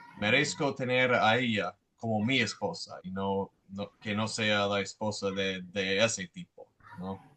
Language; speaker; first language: Spanish; non-native, fluent; English